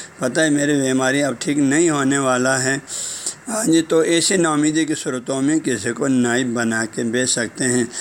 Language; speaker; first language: Urdu; non-native, local second language; Balti